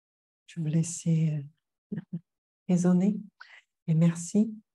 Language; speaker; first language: French; non-native, fluent; Chinese